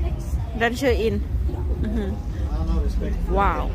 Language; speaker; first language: Swedish; non-native, learner; Thai